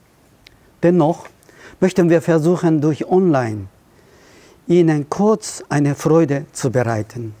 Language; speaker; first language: German; non-native, fluent; Japanese